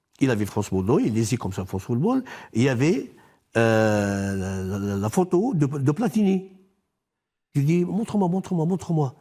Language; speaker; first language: French; non-native, local second language; Arabic